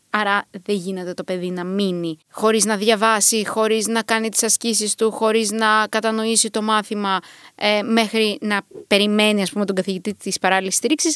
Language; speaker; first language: Greek; early bilingual, other home language; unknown